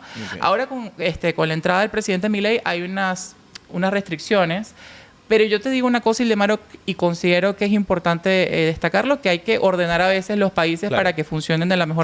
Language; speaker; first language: Spanish; native; Spanish